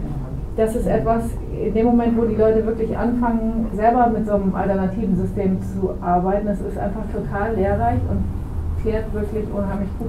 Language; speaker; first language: German; native; German